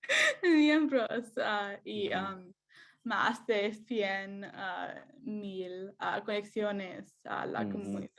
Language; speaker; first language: Spanish; non-native, learner; English